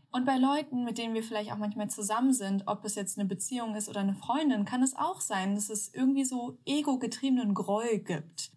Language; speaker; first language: German; early bilingual, other home language; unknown